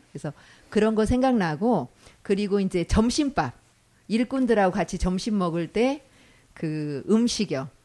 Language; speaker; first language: Korean; native; Korean